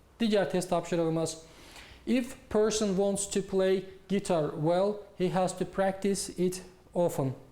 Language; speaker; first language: English; non-native, fluent; Azerbaijani